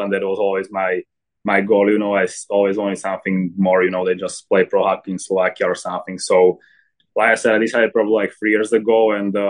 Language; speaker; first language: English; non-native, fluent; Slovak